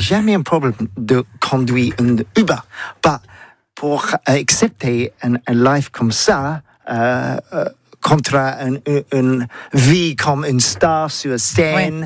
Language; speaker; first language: French; non-native, learner; English